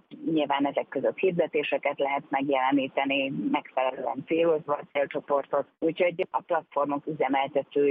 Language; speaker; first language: Hungarian; native; Hungarian